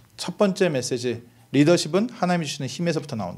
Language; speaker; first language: Korean; native; Korean